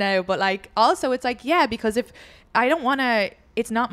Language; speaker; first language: English; native; English